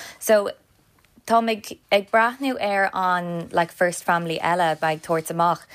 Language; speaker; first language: Irish; non-native, local second language; English